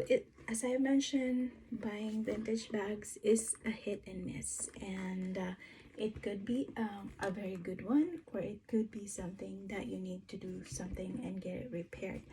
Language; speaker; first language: English; non-native, fluent; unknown